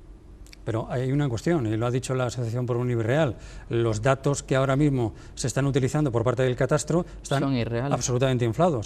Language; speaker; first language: Spanish; native; Spanish